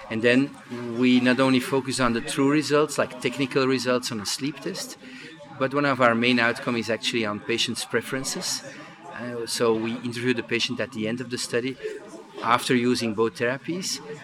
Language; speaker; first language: English; non-native, fluent; Dutch